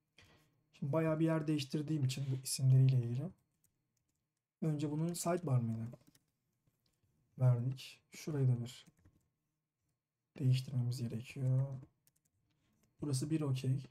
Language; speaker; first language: Turkish; native; Turkish